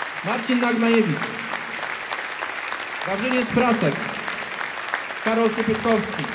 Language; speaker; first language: Polish; native; Polish